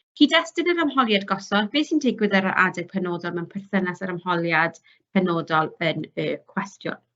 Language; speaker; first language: Welsh; native; Welsh